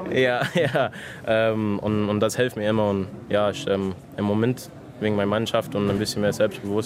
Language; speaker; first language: German; non-native, learner; English